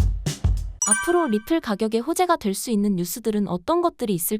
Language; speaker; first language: Korean; native; Korean